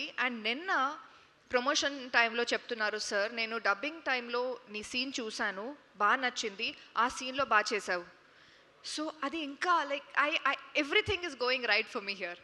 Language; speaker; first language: Telugu; non-native, local second language; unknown